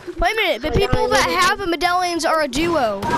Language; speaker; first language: English; native; English